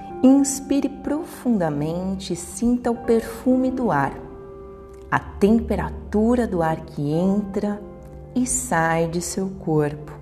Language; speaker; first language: Portuguese; native; Portuguese